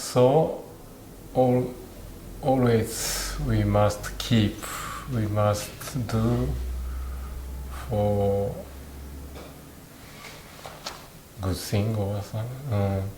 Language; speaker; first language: English; non-native, learner; Japanese